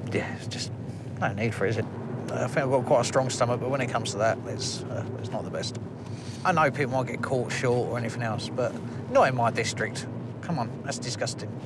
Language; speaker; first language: English; native; English